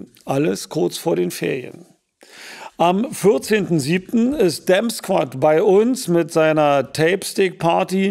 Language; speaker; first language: German; native; German